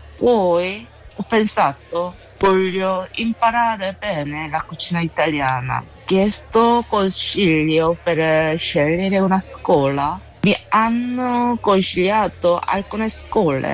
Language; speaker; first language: Italian; non-native, learner; Korean